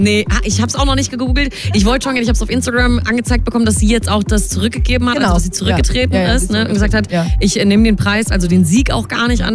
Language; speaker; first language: German; native; German